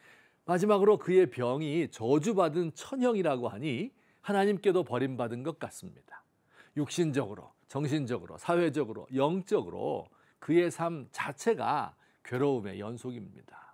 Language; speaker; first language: Korean; native; Korean